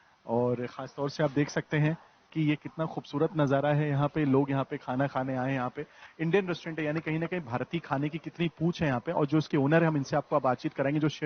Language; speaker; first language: Hindi; native; Hindi